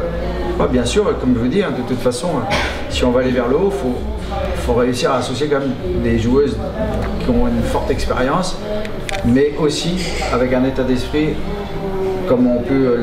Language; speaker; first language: French; native; French